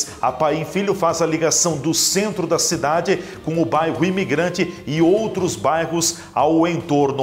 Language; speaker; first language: Portuguese; native; Portuguese